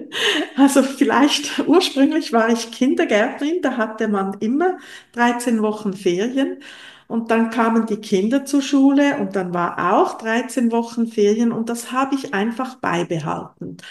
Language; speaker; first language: German; non-native, local second language; French